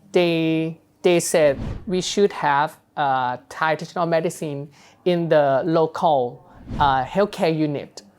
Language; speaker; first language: English; non-native, learner; Thai